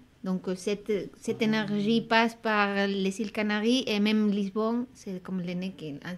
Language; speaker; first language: French; non-native, fluent; Spanish